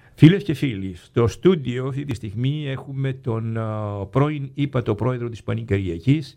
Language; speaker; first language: Greek; native; Greek